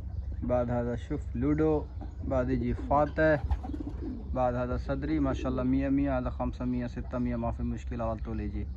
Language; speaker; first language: Arabic; non-native, learner; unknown